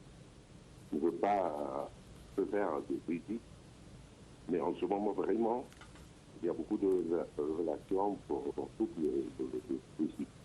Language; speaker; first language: French; non-native, learner; Arabic